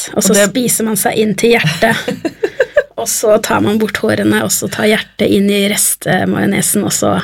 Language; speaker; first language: Norwegian; native; Norwegian